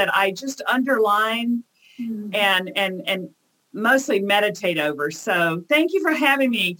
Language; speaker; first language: English; native; English